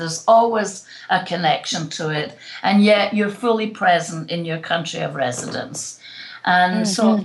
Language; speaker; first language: English; native; English